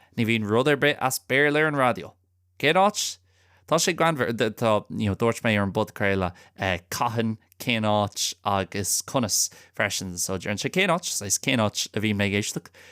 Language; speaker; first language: Irish; non-native, local second language; English